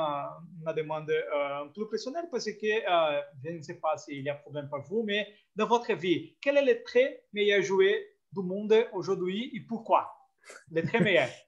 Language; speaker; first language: French; non-native, fluent; Portuguese